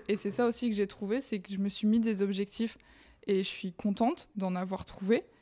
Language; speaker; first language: French; native; French